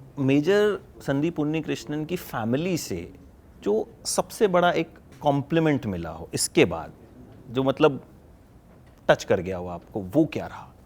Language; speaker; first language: Hindi; native; Hindi